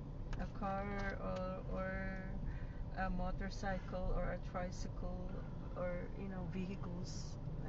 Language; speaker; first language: English; non-native, local second language; Iloko